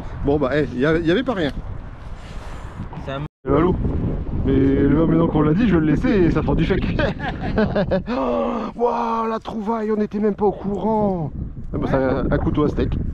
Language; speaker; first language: French; native; French